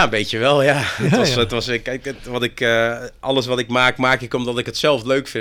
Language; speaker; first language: Dutch; native; Dutch